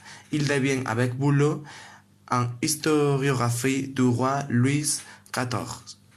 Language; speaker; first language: French; non-native, learner; Spanish